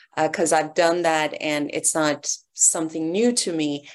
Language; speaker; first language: English; early bilingual, other home language; Persian